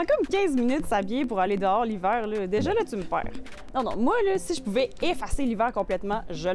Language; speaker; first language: French; native; French